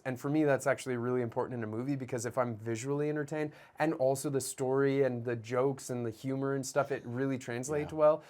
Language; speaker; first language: English; native; English